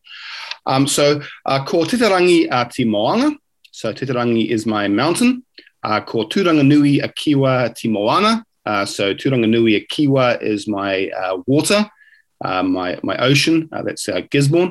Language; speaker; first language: English; native; English